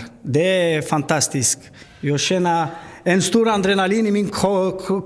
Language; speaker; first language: Swedish; non-native, learner; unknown